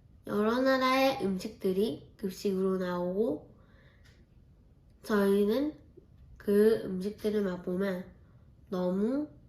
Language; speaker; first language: Korean; early bilingual, heritage; Korean